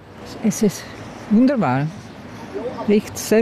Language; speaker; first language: German; non-native, learner; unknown